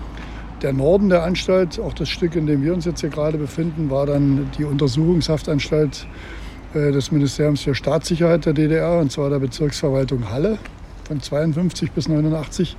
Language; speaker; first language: German; native; German